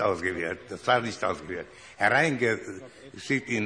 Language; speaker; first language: German; non-native, learner; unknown